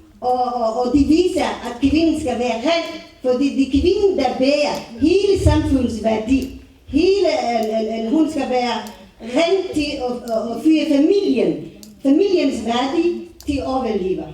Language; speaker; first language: Danish; non-native, fluent; Somali